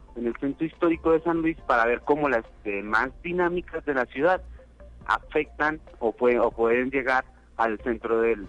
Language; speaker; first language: Spanish; native; Spanish